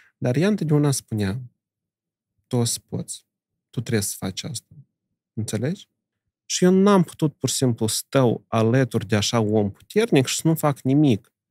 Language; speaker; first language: Romanian; native; Romanian